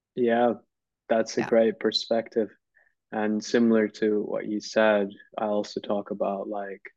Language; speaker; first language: English; non-native, fluent; Turkish